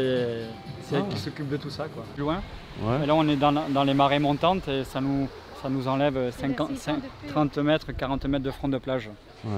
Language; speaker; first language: French; native; French